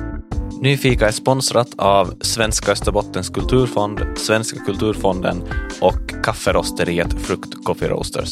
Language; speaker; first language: Swedish; native; Swedish